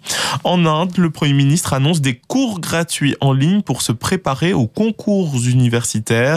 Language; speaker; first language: French; native; French